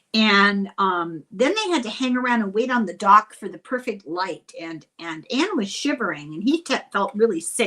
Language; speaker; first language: English; native; English